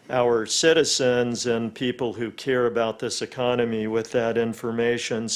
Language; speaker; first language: English; native; English